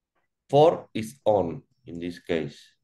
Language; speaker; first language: English; non-native, learner; Spanish